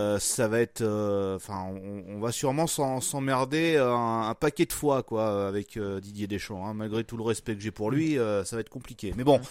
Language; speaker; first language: French; native; French